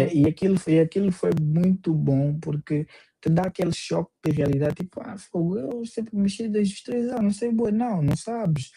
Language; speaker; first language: Portuguese; native; Portuguese